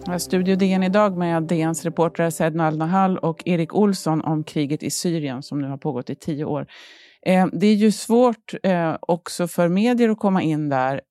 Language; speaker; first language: Swedish; native; Swedish